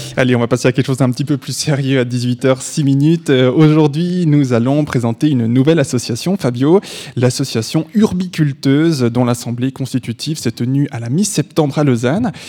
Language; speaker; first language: French; native; French